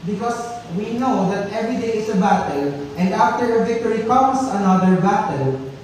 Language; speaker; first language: English; non-native, local second language; Filipino